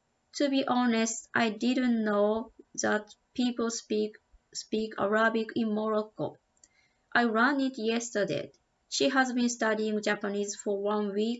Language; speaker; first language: English; non-native, learner; Japanese